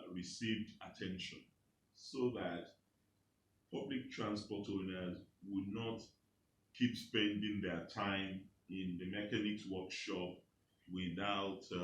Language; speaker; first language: English; non-native, local second language; Yoruba